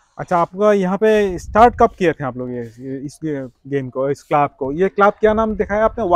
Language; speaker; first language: Hindi; non-native, local second language; Assamese